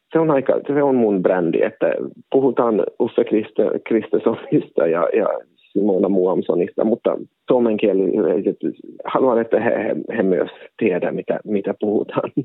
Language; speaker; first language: Finnish; non-native, local second language; Swedish